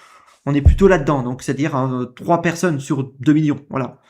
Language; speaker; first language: French; native; French